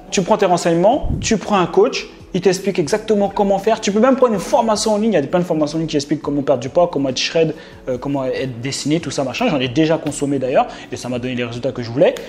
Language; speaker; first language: French; native; French